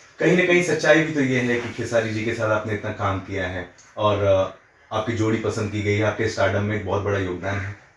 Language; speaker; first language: Hindi; native; Hindi